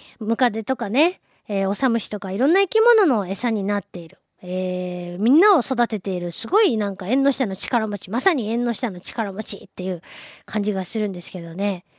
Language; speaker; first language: Japanese; native; Japanese